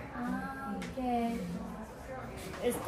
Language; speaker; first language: Spanish; non-native, learner; Japanese